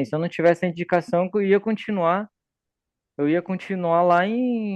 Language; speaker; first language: Portuguese; native; Portuguese